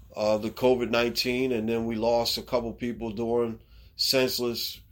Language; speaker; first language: English; native; English